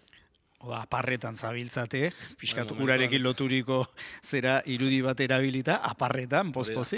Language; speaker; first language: Basque; native; Basque